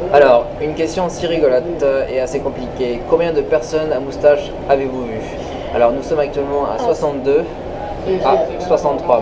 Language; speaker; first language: French; native; French